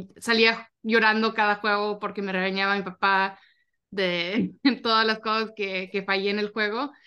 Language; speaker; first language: Spanish; early bilingual, heritage; Spanish